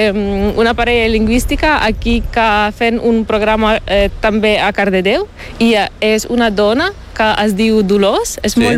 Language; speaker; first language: Catalan; non-native, learner; Ukrainian